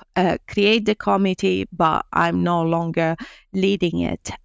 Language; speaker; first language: English; non-native, fluent; Italian